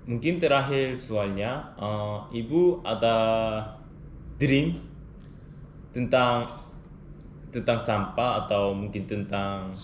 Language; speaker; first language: Indonesian; non-native, learner; Korean